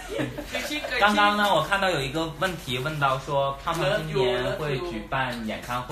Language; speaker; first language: Chinese; native; Chinese